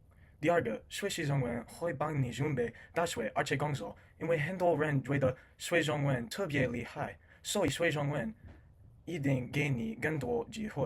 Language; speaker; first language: Chinese; non-native, learner; English